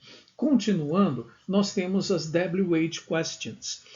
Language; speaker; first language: English; non-native, learner; Portuguese